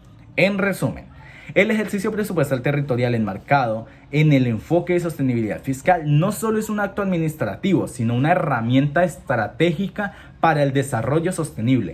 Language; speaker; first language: Spanish; native; Spanish